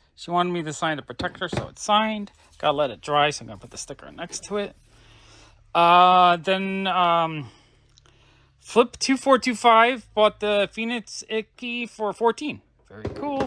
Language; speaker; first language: English; native; English